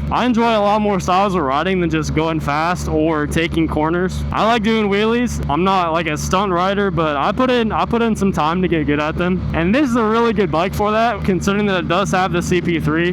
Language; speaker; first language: English; native; English